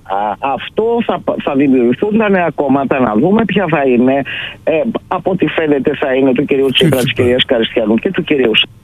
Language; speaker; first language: Greek; native; Greek